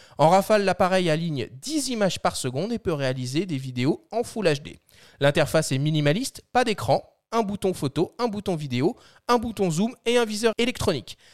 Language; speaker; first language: French; native; French